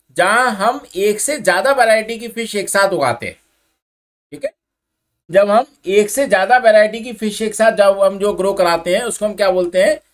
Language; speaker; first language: Hindi; native; Hindi